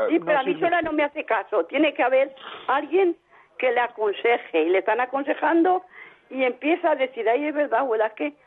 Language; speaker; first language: Spanish; native; Spanish